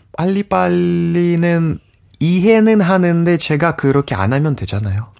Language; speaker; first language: Korean; non-native, fluent; Russian